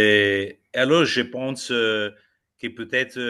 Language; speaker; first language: French; non-native, fluent; Italian